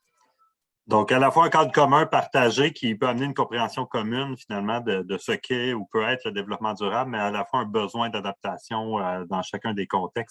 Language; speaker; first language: French; native; French